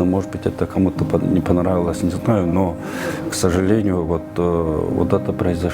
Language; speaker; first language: Russian; non-native, local second language; Kyrgyz